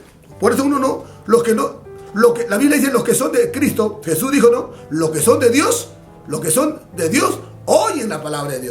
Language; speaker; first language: Spanish; native; Spanish